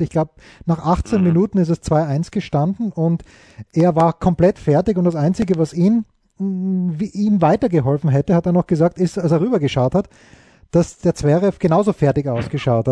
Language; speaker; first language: German; native; German